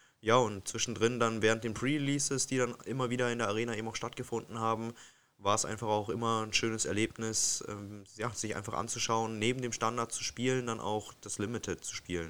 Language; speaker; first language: German; native; German